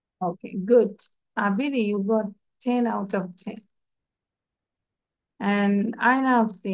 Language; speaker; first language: English; non-native, fluent; Bangla